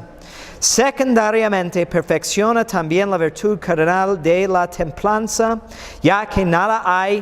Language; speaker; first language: Spanish; non-native, fluent; English